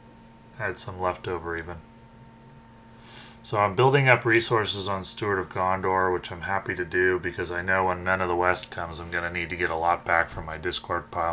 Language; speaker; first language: English; native; English